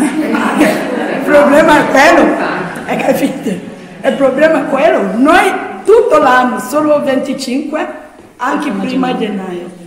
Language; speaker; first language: Italian; non-native, learner; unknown